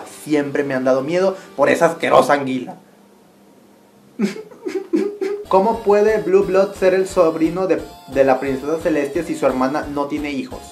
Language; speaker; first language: Spanish; native; Spanish